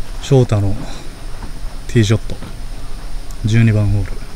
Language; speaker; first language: Japanese; native; Japanese